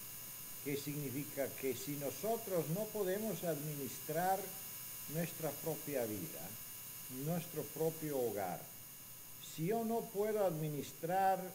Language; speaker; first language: Spanish; non-native, fluent; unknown